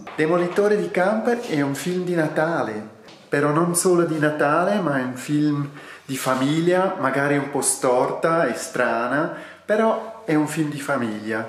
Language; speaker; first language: Italian; non-native, fluent; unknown